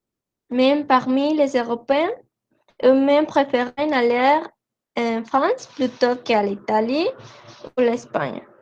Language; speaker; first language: French; non-native, learner; Spanish